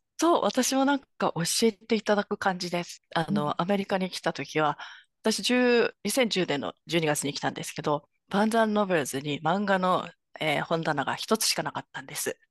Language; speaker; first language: Japanese; native; Japanese